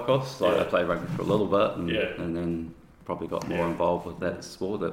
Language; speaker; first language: English; native; English